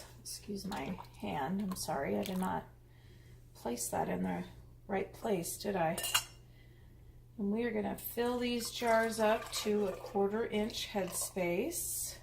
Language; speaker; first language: English; native; English